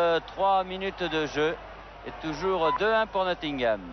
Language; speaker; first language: French; native; French